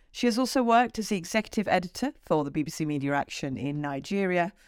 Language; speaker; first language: English; native; English